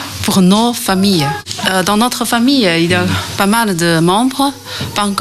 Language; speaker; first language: French; non-native, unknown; Chinese